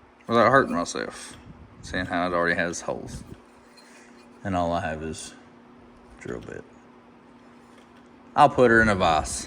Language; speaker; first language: English; native; English